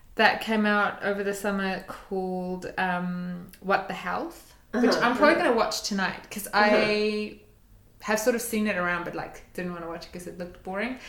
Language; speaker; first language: English; native; English